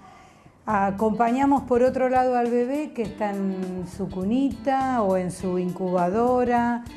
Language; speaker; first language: Spanish; native; Spanish